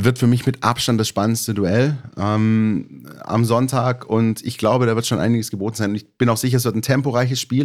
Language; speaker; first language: German; native; German